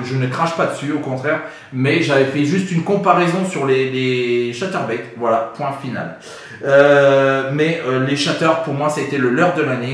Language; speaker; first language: French; native; French